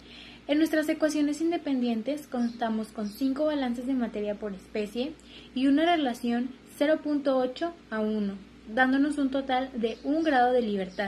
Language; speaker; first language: Spanish; native; Spanish